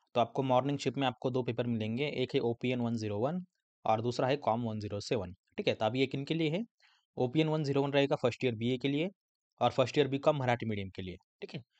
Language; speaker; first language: Hindi; non-native, local second language; Marathi